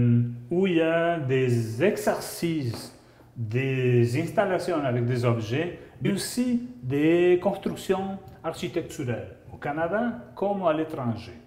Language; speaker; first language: French; non-native, fluent; Spanish